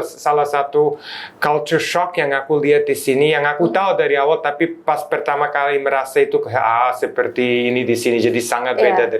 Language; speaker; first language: Indonesian; non-native, fluent; Serbian